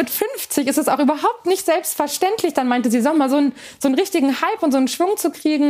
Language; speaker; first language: German; native; German